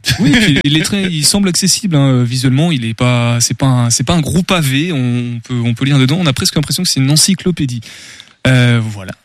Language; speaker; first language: French; native; French